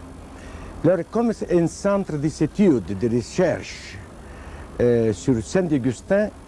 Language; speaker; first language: French; non-native, fluent; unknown